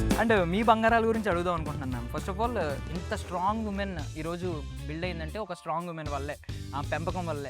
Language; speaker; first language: Telugu; native; Telugu